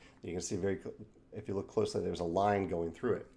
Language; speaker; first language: English; native; English